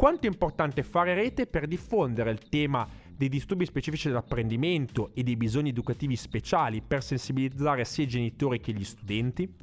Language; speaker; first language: Italian; native; Italian